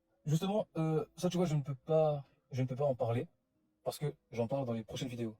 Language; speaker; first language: French; native; French